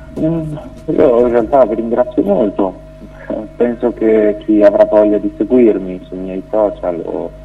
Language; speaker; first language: Italian; early bilingual, other home language; Portuguese